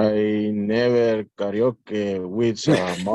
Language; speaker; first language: English; non-native, learner; Spanish